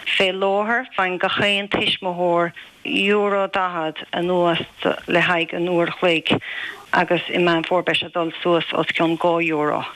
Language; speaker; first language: Irish; native; Irish